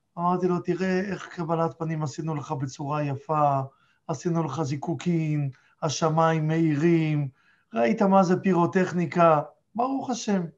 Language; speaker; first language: Hebrew; native; Hebrew